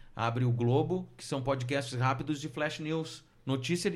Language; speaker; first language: Portuguese; native; Portuguese